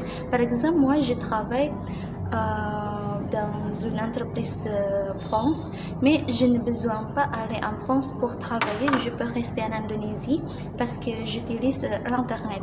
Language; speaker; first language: French; non-native, learner; Indonesian